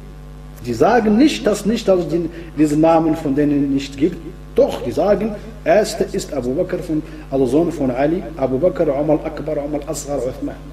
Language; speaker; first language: German; non-native, fluent; Arabic